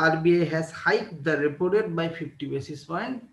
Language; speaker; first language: English; non-native, local second language; Bangla